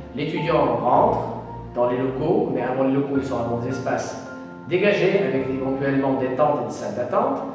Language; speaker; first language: French; non-native, local second language; Arabic